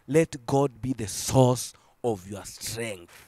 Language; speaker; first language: English; non-native, local second language; Swahili